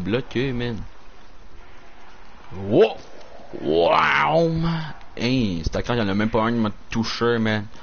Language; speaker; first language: French; native; French